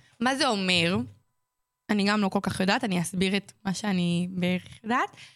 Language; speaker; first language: Hebrew; native; Hebrew